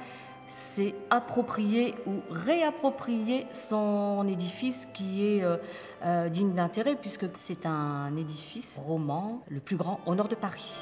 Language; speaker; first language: French; native; French